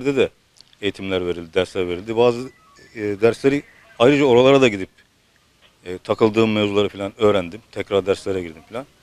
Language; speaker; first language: Turkish; native; Turkish